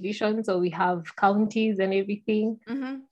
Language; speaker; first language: English; non-native, local second language; Kikuyu